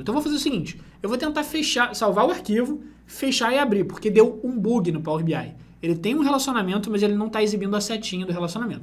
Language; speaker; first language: Portuguese; native; Portuguese